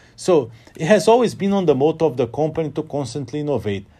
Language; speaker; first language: English; non-native, fluent; Portuguese